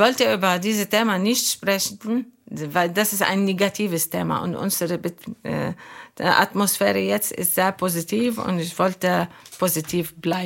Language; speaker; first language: German; non-native, learner; Arabic